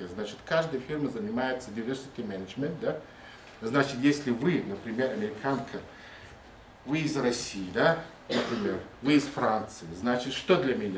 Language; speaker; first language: Russian; non-native, fluent; Mongolian